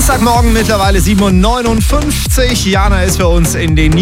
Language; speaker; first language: German; native; German